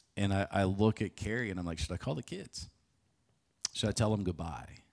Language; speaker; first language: English; native; English